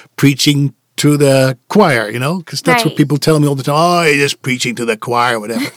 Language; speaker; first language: English; non-native, fluent; Dutch